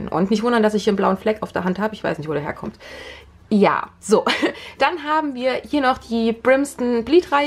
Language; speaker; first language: German; native; German